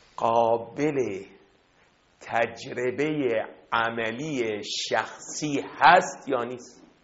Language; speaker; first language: Persian; non-native, fluent; Arabic